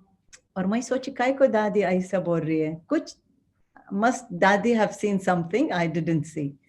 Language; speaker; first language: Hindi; non-native, fluent; Arabic